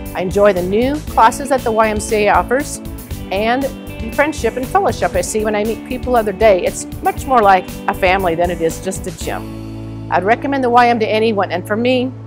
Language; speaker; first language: English; native; English